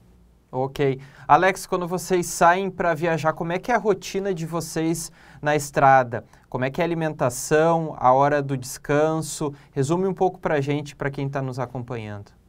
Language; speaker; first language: Portuguese; native; Portuguese